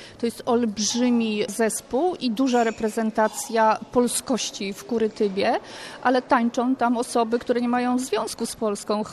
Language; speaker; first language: Polish; native; Polish